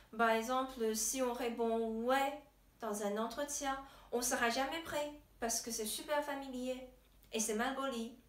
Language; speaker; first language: French; non-native, fluent; Chinese